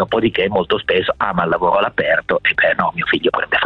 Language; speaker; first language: Italian; native; Italian